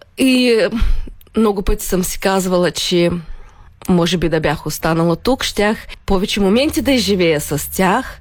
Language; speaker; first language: Bulgarian; early bilingual, heritage; Bulgarian